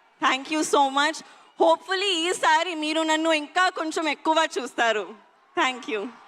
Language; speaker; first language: Telugu; non-native, learner; Hindi